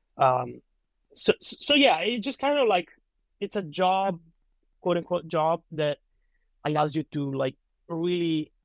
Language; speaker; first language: English; non-native, fluent; Italian